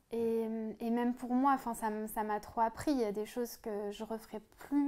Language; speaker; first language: French; native; French